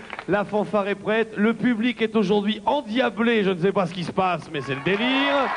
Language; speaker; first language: French; native; French